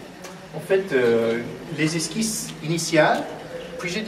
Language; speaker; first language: French; non-native, fluent; English